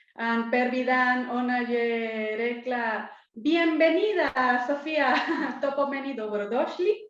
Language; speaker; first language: Slovenian; non-native, learner; Spanish